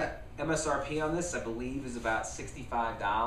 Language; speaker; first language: English; native; English